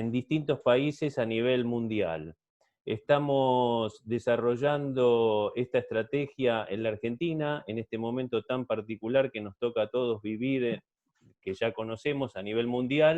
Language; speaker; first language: Spanish; native; Spanish